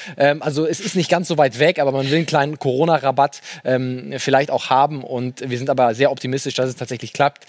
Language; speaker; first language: German; native; German